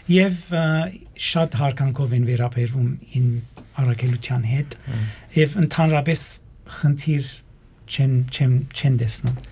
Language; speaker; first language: Armenian; early bilingual, heritage; Armenian